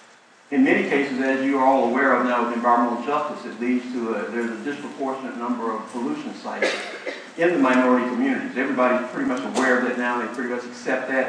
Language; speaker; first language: English; native; English